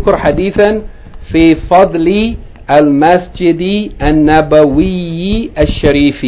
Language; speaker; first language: Arabic; non-native, fluent; English